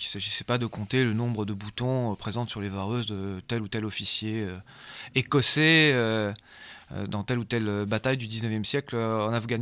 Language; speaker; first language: French; native; French